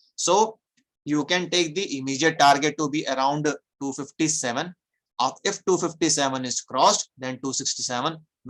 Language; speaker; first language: English; non-native, local second language; Hindi